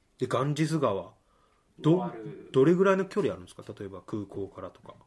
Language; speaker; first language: Japanese; native; Japanese